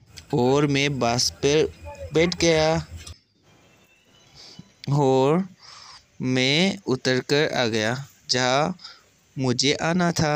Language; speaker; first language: Hindi; non-native, local second language; Bodo